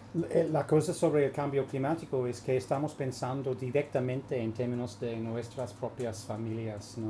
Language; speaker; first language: Spanish; non-native, fluent; English